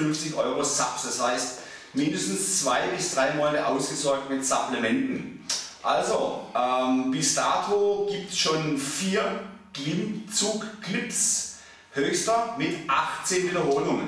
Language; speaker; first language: German; native; German